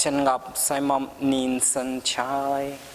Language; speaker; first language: Vietnamese; non-native, learner; Hindi